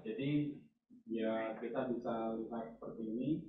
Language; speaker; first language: Indonesian; native; Indonesian